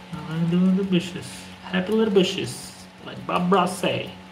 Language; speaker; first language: English; non-native, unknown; Spanish